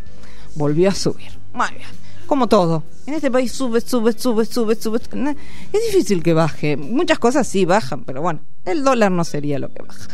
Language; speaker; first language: Spanish; native; Spanish